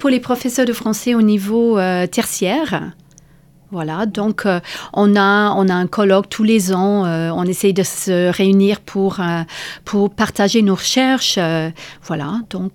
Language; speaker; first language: French; non-native, fluent; English